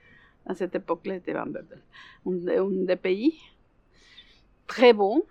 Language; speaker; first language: French; non-native, learner; Spanish